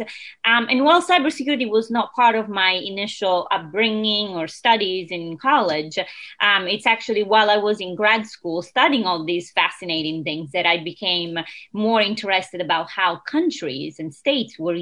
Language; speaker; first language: English; non-native, fluent; Italian